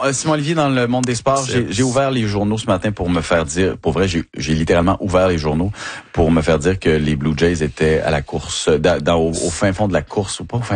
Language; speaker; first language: French; native; French